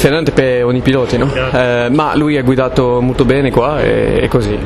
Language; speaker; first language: Italian; non-native, fluent; French